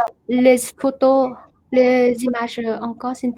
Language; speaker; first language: French; non-native, fluent; Vietnamese